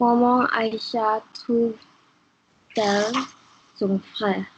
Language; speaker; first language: French; non-native, learner; English